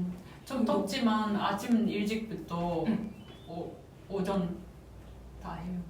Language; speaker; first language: Korean; non-native, fluent; Japanese